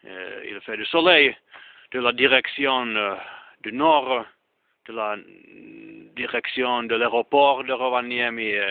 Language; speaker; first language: French; non-native, learner; Finnish